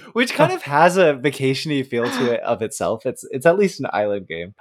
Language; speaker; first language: English; native; English